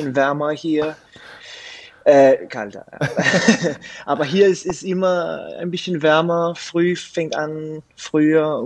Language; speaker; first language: German; non-native, learner; Danish